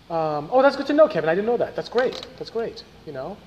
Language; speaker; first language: English; non-native, local second language; Igbo